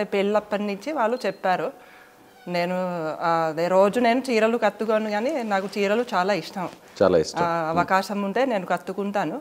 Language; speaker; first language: Telugu; non-native, fluent; Finnish